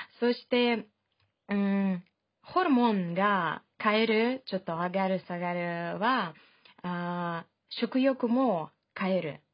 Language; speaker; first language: Japanese; non-native, fluent; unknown